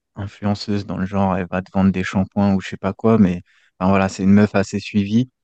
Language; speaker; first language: French; native; French